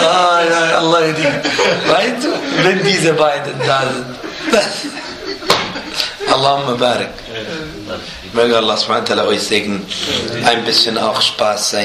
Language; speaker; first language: German; non-native, fluent; Arabic